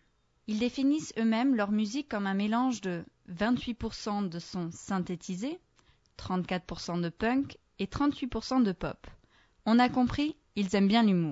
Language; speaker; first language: French; native; French